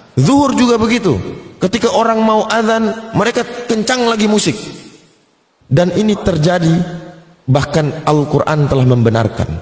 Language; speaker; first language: Indonesian; native; Indonesian